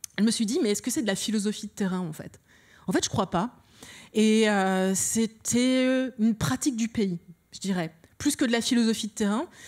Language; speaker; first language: French; early bilingual, other home language; Lingala